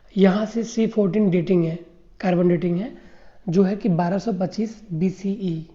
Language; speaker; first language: Hindi; native; Hindi